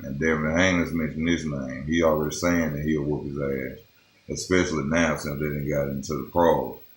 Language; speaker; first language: English; native; English